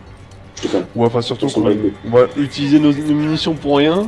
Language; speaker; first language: French; native; French